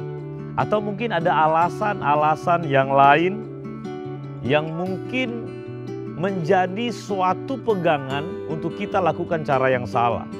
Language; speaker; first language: Indonesian; native; Indonesian